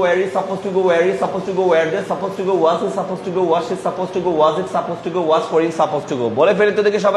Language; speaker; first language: English; non-native, local second language; Bangla